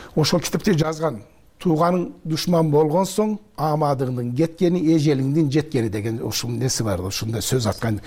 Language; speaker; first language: Kyrgyz; early bilingual, heritage; Kyrgyz